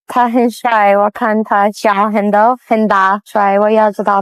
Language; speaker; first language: Chinese; non-native, learner; English